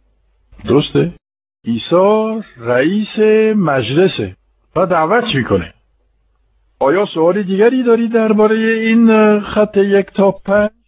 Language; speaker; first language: Persian; non-native, fluent; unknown